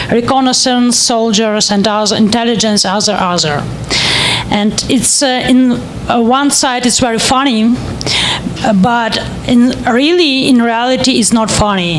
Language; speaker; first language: English; non-native, learner; Ukrainian